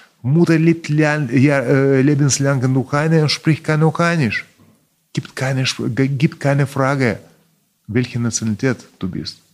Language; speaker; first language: German; non-native, fluent; Russian